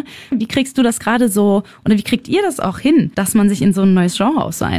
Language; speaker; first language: German; native; German